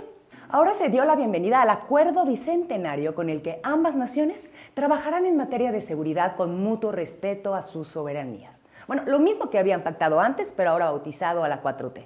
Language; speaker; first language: Spanish; native; Spanish